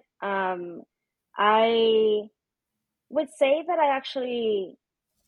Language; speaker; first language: English; native; English